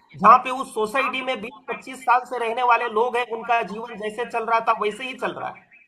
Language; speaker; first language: Hindi; non-native, local second language; Marathi